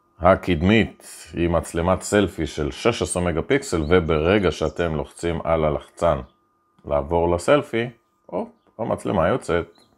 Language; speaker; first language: Hebrew; native; Hebrew